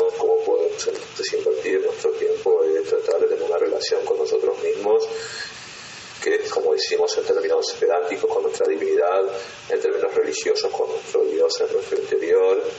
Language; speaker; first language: Spanish; native; Spanish